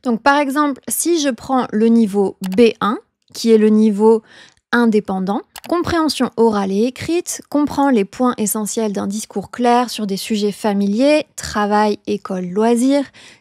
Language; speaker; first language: French; native; French